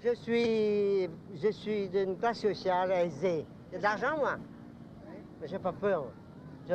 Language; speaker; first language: French; non-native, local second language; Vietnamese